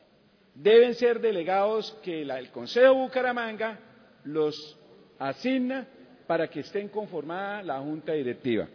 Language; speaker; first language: Spanish; native; Spanish